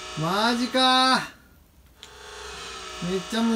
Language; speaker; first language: Japanese; native; Japanese